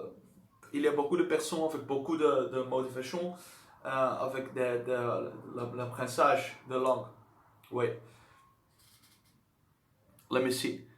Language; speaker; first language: French; non-native, learner; Dutch